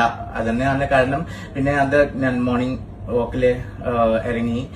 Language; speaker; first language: Malayalam; non-native, learner; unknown